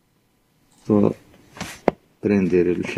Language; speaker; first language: Italian; non-native, learner; Arabic